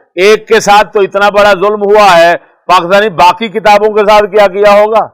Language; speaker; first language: Urdu; non-native, local second language; Punjabi